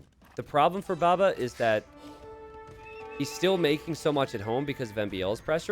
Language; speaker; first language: English; native; English